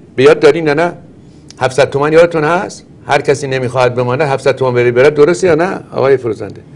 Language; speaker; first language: Persian; native; Persian